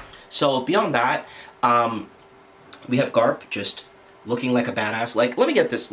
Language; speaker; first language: English; native; English